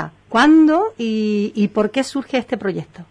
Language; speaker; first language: Spanish; native; Spanish